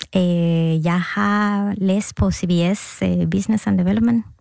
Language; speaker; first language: Danish; non-native, fluent; Spanish